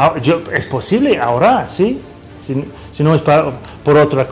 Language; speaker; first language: Spanish; non-native, fluent; English